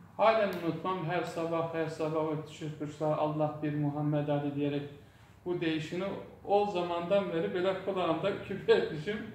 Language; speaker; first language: Turkish; non-native, local second language; Zaza